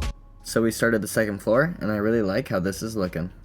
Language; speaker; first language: English; native; English